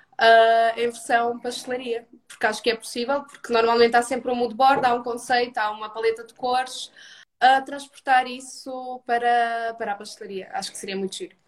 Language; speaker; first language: Portuguese; early bilingual, other home language; Russian